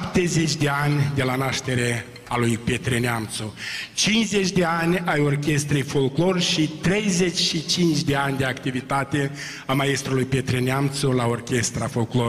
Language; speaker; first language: Romanian; native; Romanian